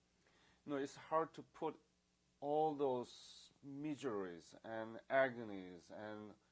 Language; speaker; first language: English; non-native, fluent; Korean